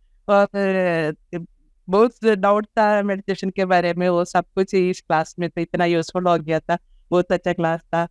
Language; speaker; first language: Hindi; non-native, local second language; Malayalam